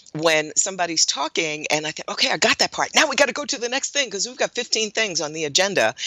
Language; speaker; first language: English; native; English